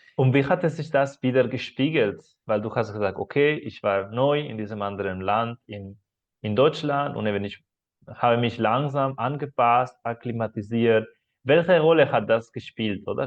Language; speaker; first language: German; non-native, fluent; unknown